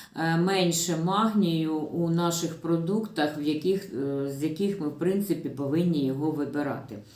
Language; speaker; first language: Ukrainian; non-native, local second language; Russian